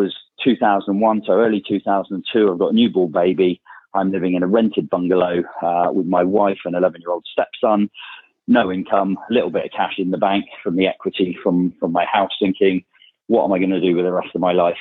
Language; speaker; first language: English; native; English